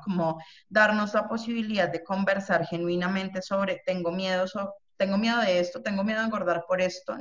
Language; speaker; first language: Spanish; native; Spanish